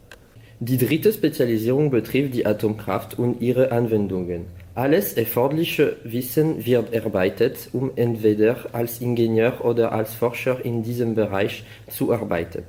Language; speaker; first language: German; non-native, learner; French